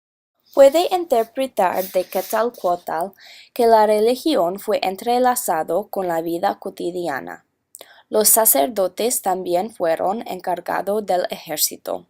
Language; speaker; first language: Spanish; non-native, learner; English